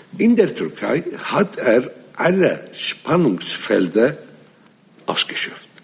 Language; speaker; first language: German; non-native, fluent; Arabic